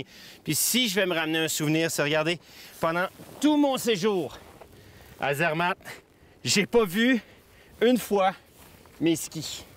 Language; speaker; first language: French; native; French